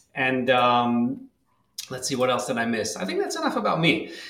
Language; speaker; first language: English; non-native, fluent; Hebrew